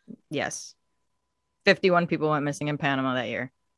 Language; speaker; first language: English; native; English